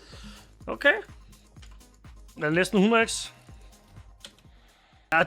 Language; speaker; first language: Danish; native; Danish